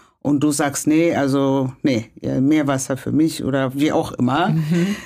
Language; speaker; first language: German; non-native, fluent; Kinyarwanda